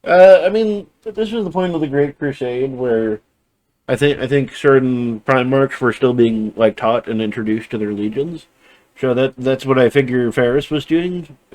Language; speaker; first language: English; native; English